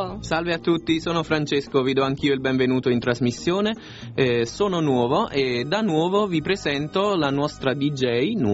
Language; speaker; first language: Italian; native; Italian